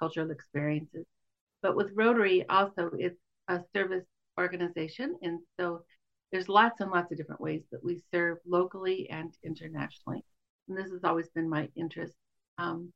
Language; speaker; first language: English; native; English